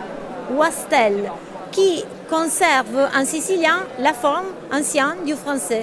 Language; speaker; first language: French; non-native, fluent; Italian